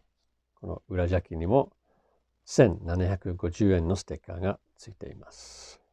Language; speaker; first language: Japanese; non-native, fluent; English